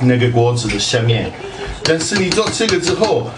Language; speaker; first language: Chinese; non-native, fluent; Italian